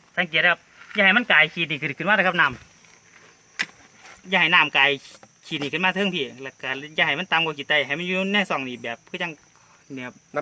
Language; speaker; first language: Thai; non-native, local second language; Northeastern Thai